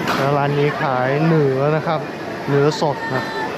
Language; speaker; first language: Thai; non-native, fluent; Chinese